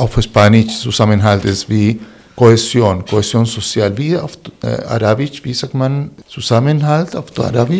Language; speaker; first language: German; non-native, fluent; Spanish